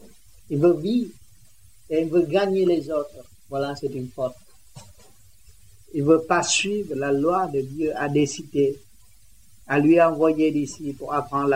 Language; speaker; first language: French; non-native, learner; Vietnamese